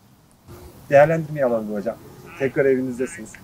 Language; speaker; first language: Turkish; native; Turkish